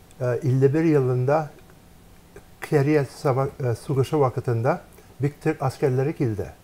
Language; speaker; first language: Tatar; early bilingual, heritage; Tatar